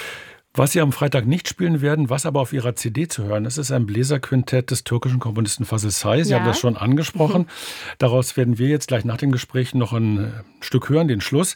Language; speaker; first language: German; native; German